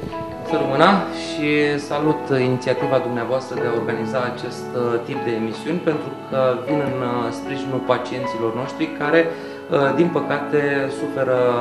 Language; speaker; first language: Romanian; native; Romanian